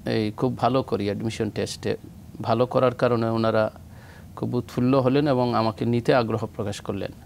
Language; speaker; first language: Bangla; native; Bangla